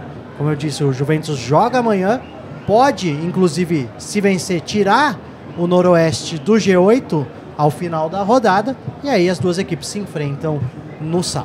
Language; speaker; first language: Portuguese; native; Portuguese